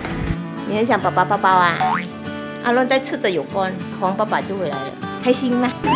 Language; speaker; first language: Chinese; native; Chinese